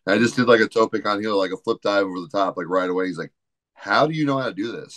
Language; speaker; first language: English; native; English